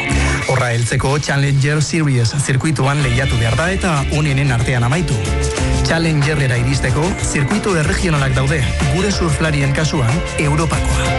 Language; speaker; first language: Basque; native; Basque